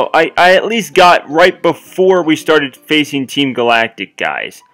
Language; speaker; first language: English; native; English